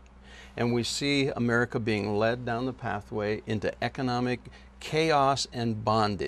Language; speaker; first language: English; native; English